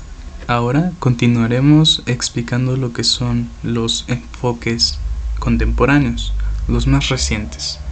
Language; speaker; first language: Spanish; native; Spanish